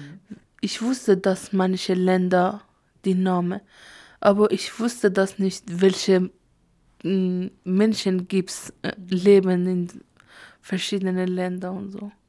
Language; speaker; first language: German; non-native, learner; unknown